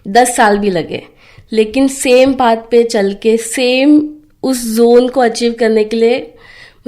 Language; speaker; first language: Hindi; non-native, local second language; Marathi